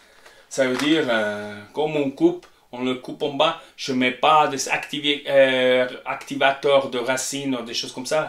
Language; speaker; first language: French; non-native, fluent; Spanish